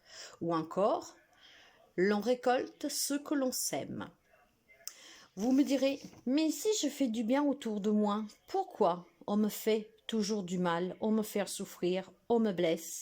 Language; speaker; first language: French; non-native, fluent; Italian